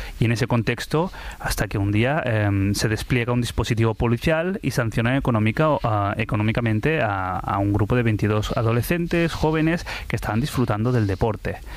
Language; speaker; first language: Spanish; early bilingual, other home language; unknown